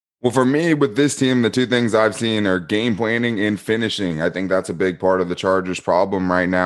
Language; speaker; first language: English; native; English